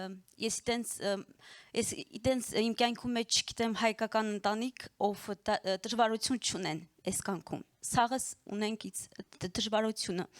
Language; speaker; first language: Armenian; early bilingual, heritage; Armenian